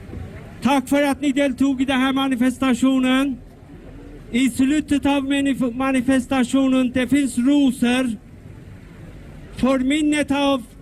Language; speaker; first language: Swedish; non-native, fluent; Persian